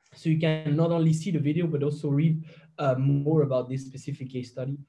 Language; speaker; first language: English; non-native, fluent; French